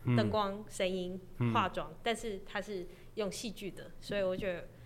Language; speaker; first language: Chinese; non-native, local second language; Cantonese